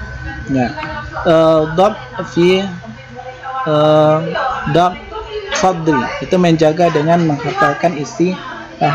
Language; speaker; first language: Indonesian; native; Indonesian